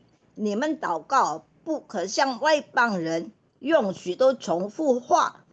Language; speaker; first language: Chinese; non-native, learner; Indonesian